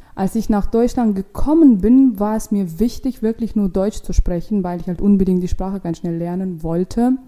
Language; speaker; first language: German; non-native, fluent; Russian